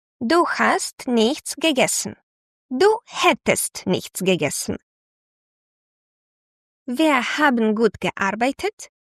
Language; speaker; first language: German; non-native, fluent; Ukrainian